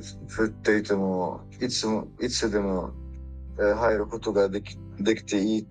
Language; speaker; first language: Japanese; non-native, learner; Arabic